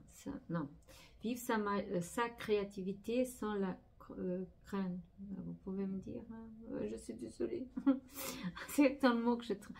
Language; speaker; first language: French; non-native, fluent; Portuguese